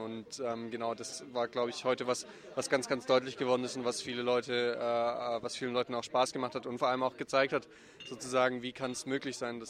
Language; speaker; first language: German; native; German